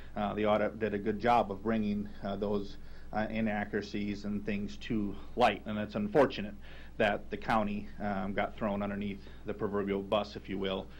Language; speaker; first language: English; native; English